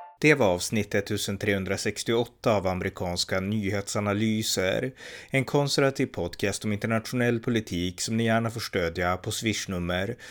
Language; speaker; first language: Swedish; native; Swedish